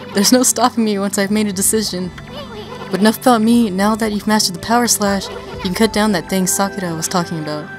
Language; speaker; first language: English; native; English